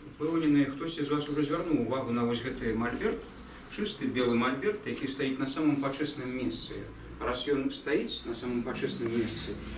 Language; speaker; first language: Belarusian; native; Belarusian